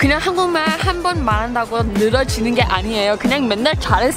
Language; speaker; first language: Korean; early bilingual, heritage; English